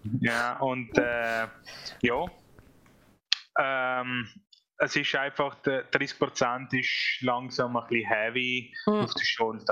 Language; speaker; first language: German; non-native, fluent; Italian